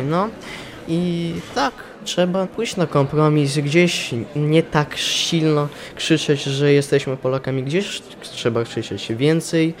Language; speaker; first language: Polish; non-native, local second language; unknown